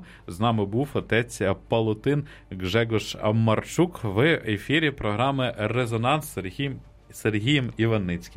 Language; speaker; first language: Ukrainian; native; Ukrainian